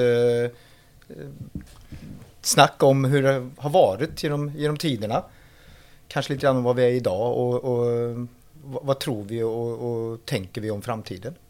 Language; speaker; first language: Swedish; non-native, fluent; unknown